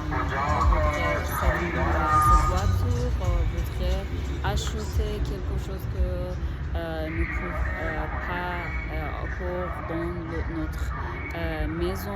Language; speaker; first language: French; non-native, learner; Persian